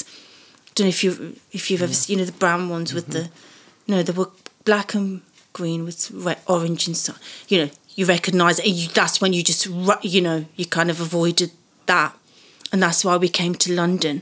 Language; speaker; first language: English; early bilingual, other home language; Persian